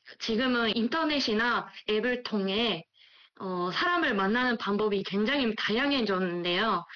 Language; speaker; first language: Korean; non-native, fluent; Japanese